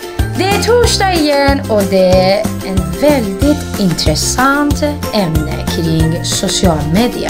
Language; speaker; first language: Swedish; non-native, fluent; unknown